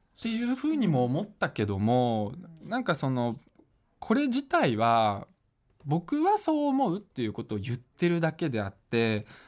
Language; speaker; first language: Japanese; early bilingual, other home language; Russian